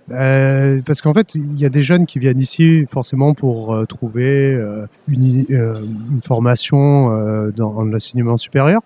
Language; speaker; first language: French; native; French